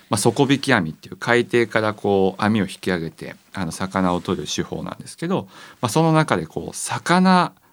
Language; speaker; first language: Japanese; native; Japanese